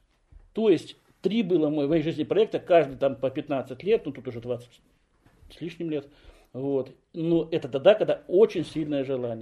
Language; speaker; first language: Russian; native; Russian